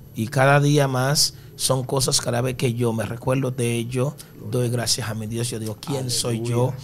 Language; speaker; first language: Spanish; early bilingual, other home language; Haitian Creole